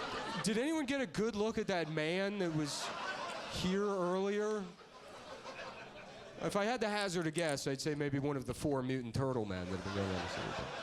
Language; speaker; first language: English; native; English